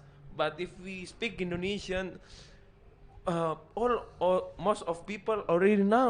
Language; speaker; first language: English; non-native, fluent; Indonesian